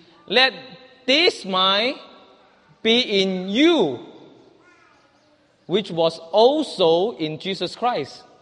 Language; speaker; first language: English; non-native, local second language; Chinese